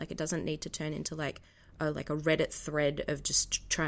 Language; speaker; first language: English; native; English